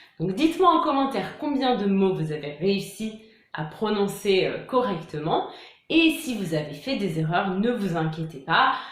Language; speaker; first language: French; native; French